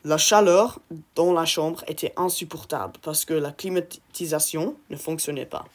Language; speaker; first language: French; non-native, learner; English